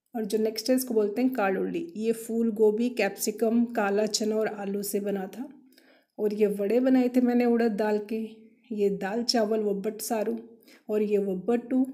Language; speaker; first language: Hindi; non-native, local second language; Kannada